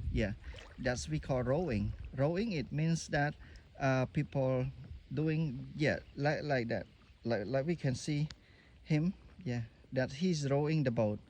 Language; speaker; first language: English; non-native, fluent; Khmer